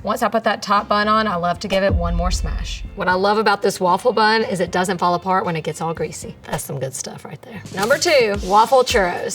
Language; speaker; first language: English; native; English